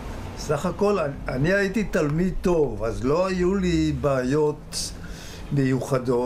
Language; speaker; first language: Hebrew; early bilingual, other home language; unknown